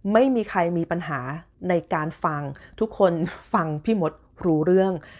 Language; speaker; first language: Thai; native; Thai